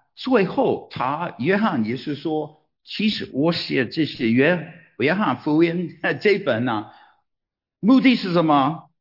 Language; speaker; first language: Chinese; non-native, fluent; English